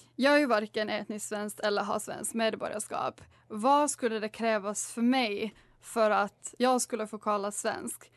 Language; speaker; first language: Swedish; native; Swedish